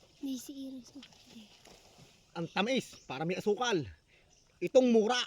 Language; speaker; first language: Filipino; non-native, local second language; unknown